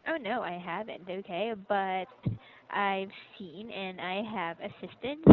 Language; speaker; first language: English; non-native, local second language; Filipino